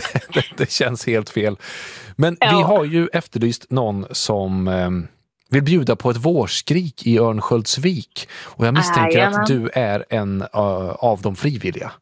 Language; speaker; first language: Swedish; native; Swedish